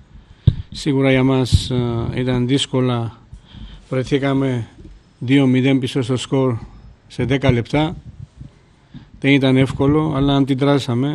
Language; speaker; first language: Greek; non-native, fluent; Georgian